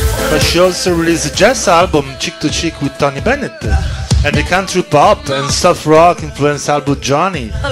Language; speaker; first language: English; non-native, fluent; Italian